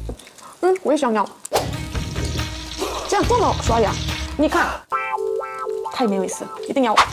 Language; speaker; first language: Chinese; non-native, learner; Korean